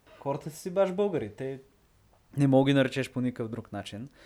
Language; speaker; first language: Bulgarian; native; Bulgarian